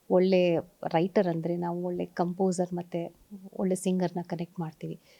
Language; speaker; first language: Kannada; non-native, fluent; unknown